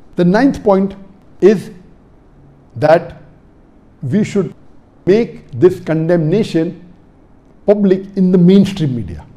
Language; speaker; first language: English; non-native, local second language; Urdu